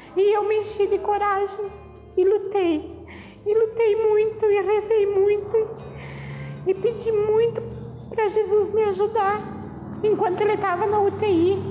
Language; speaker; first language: Portuguese; native; Portuguese